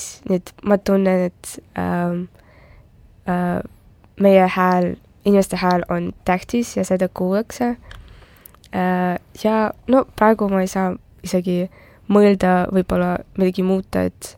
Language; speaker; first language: Estonian; non-native, local second language; Russian